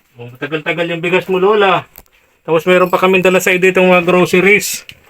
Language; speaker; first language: Filipino; native; Filipino